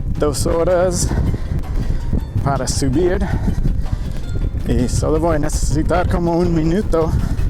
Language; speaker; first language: Spanish; non-native, fluent; English